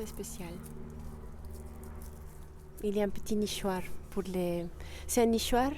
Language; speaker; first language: French; non-native, fluent; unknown